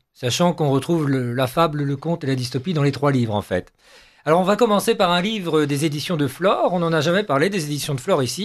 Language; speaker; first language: French; native; French